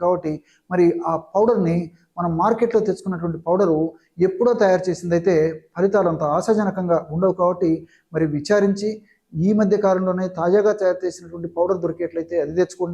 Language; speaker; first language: Telugu; native; Telugu